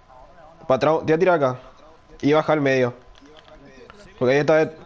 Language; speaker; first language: Spanish; native; Spanish